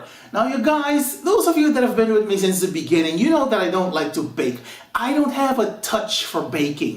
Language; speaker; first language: English; non-native, fluent; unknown